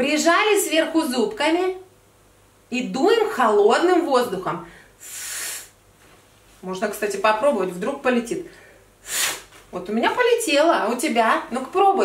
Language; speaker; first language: Russian; native; Russian